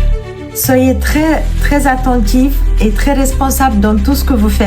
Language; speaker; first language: French; non-native, fluent; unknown